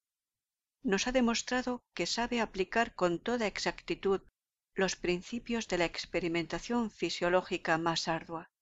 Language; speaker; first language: Spanish; native; Spanish